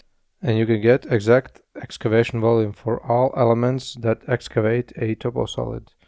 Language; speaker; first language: English; non-native, fluent; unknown